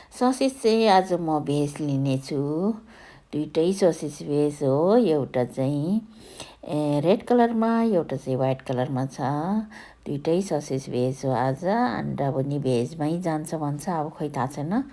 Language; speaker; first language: Nepali; native; Nepali